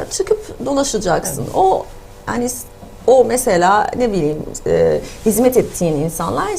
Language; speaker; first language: Turkish; non-native, fluent; Arabic